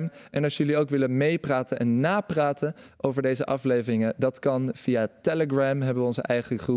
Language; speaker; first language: Dutch; native; Dutch